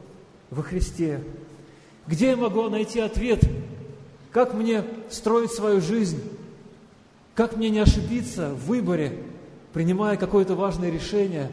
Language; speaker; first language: Russian; native; Russian